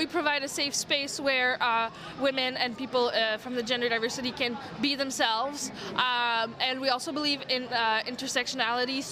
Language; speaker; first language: English; non-native, fluent; French